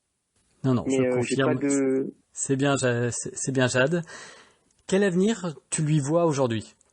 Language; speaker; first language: French; native; French